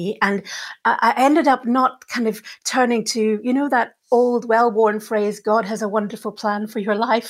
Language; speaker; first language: English; native; English